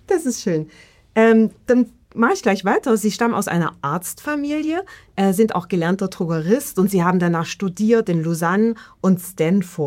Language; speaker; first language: German; native; German